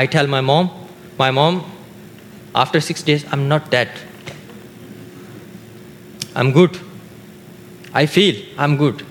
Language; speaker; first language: English; non-native, learner; Urdu